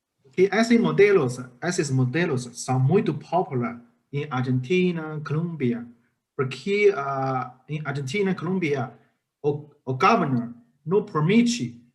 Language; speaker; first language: Portuguese; non-native, learner; Chinese